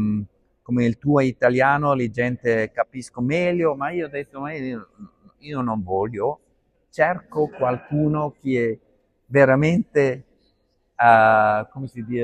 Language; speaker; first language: Italian; non-native, learner; Arabic